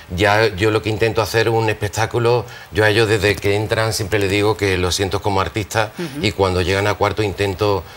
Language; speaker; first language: Spanish; native; Spanish